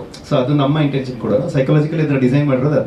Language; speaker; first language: Kannada; native; Kannada